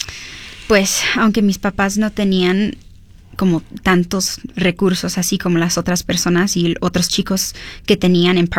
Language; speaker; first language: Spanish; early bilingual, heritage; Spanish